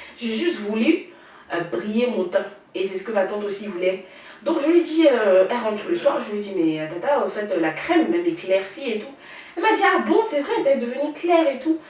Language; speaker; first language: French; native; French